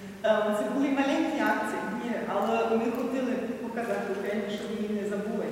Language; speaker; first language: Ukrainian; non-native, learner; German